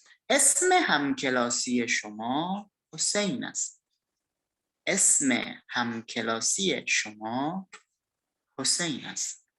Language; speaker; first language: Persian; non-native, fluent; Indonesian